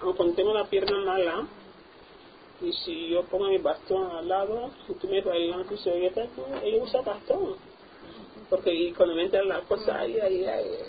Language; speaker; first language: Spanish; non-native, local second language; English